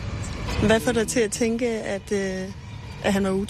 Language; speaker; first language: Danish; native; Danish